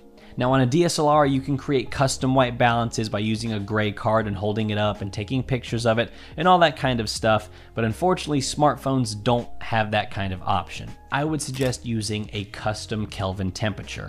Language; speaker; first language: English; native; English